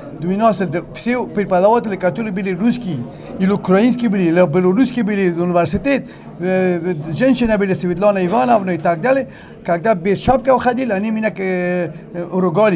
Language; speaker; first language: Russian; non-native, learner; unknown